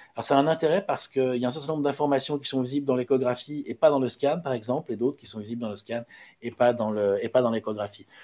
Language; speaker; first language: French; native; French